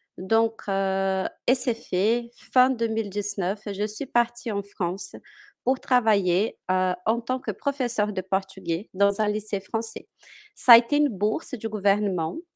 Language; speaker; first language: French; non-native, fluent; Portuguese